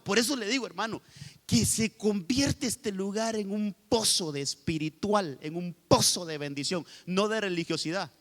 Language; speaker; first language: Spanish; native; Spanish